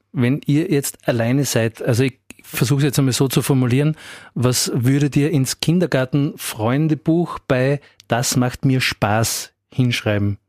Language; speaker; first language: German; native; German